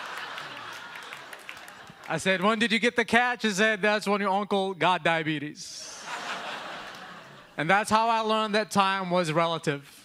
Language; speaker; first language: English; early bilingual, other home language; Arabic